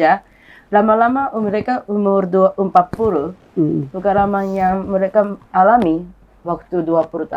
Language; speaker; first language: Indonesian; non-native, fluent; Japanese